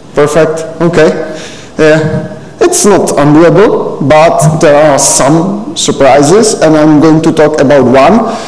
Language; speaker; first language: English; non-native, fluent; Czech